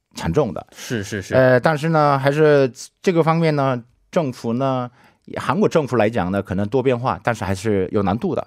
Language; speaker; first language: Chinese; non-native, fluent; Korean